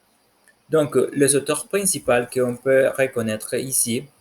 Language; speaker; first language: French; non-native, learner; Spanish